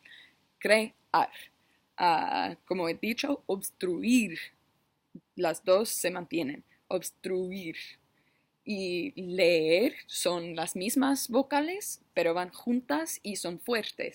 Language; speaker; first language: Spanish; non-native, learner; English